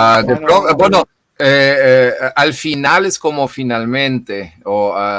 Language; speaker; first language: Spanish; non-native, fluent; German